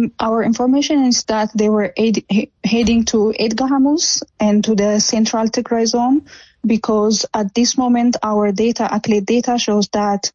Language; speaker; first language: English; non-native, fluent; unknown